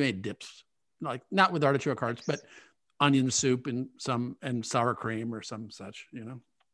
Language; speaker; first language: English; native; English